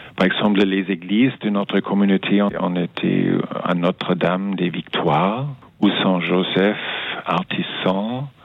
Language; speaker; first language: French; non-native, fluent; German